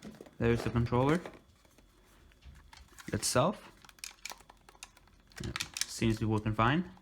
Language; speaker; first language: English; native; English